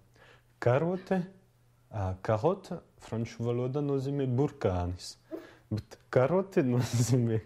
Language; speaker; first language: Latvian; non-native, learner; French